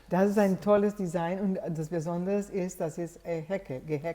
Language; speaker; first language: German; non-native, fluent; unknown